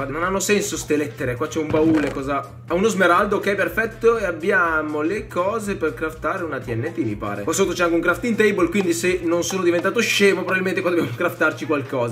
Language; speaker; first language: Italian; native; Italian